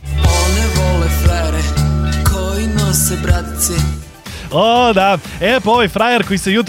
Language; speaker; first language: Serbian; native; Serbian